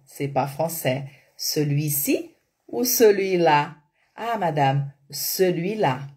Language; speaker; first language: French; non-native, fluent; Portuguese